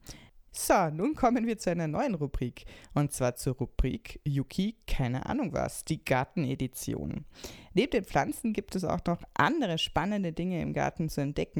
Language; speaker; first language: German; native; German